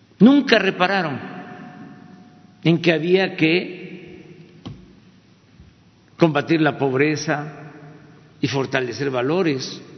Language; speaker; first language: Spanish; native; Spanish